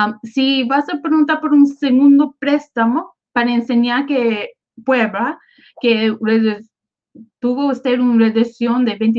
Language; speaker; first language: Spanish; early bilingual, other home language; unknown